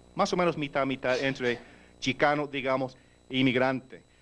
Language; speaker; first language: Spanish; early bilingual, heritage; Spanish